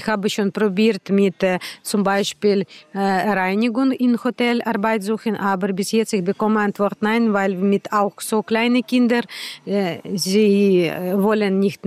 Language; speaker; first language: German; non-native, learner; Ukrainian